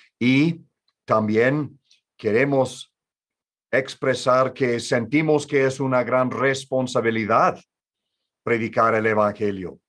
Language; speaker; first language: Spanish; non-native, fluent; English